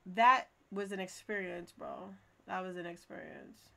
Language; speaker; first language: English; native; English